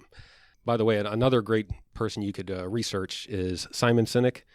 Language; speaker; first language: English; native; English